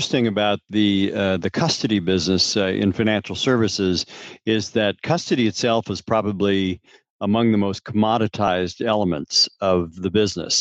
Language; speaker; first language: English; native; English